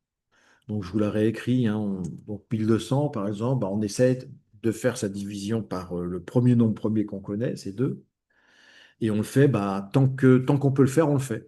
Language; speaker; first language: French; native; French